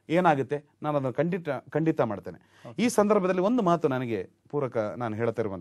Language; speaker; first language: Kannada; native; Kannada